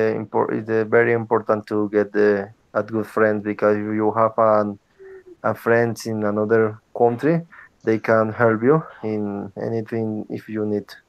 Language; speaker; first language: English; non-native, learner; Spanish